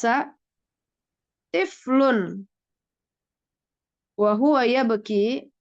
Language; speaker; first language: Arabic; non-native, fluent; Indonesian